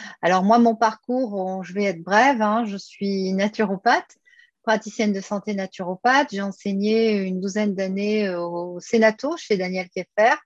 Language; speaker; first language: French; native; French